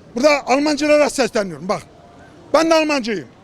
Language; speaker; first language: Turkish; native; Turkish